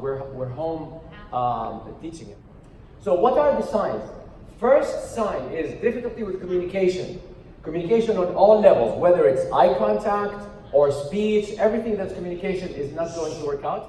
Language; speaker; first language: English; non-native, fluent; Arabic